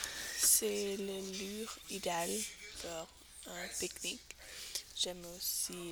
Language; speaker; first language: French; non-native, learner; English